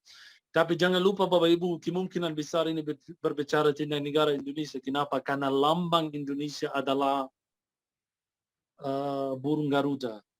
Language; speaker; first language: Indonesian; non-native, fluent; Arabic